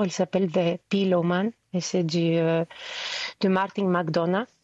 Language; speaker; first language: French; non-native, fluent; Greek